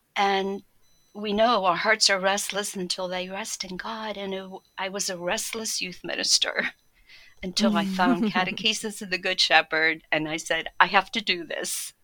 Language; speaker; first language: English; early bilingual, other home language; Polish